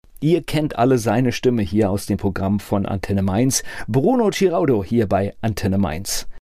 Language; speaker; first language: German; native; German